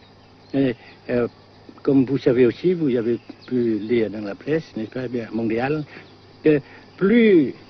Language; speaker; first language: French; non-native, fluent; Vietnamese